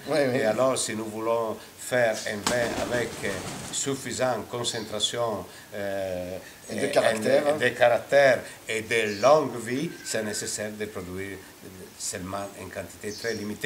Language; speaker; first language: French; non-native, fluent; Italian